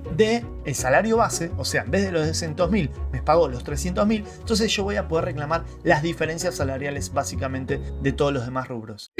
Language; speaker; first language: Spanish; native; Spanish